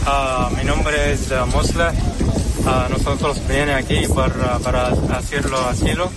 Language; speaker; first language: Spanish; non-native, learner; Arabic